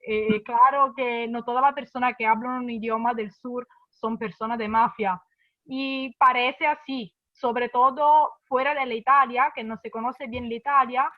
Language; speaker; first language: Spanish; non-native, fluent; Italian